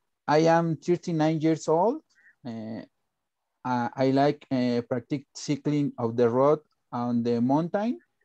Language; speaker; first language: English; non-native, learner; Spanish